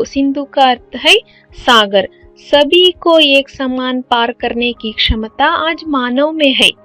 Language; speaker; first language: Hindi; non-native, local second language; Kannada